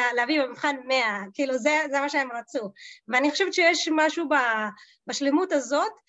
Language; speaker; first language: Hebrew; non-native, local second language; Arabic